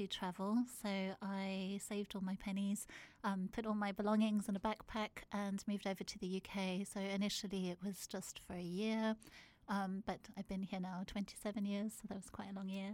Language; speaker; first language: English; native; English